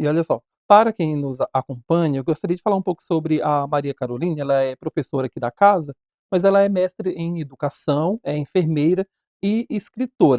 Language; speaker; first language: Portuguese; native; Portuguese